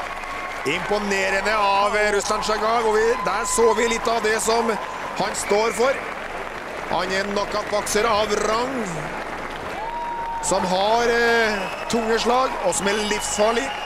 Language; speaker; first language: Norwegian; native; Norwegian